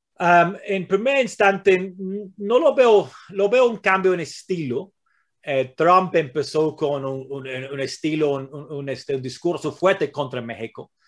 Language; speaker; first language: Spanish; non-native, fluent; English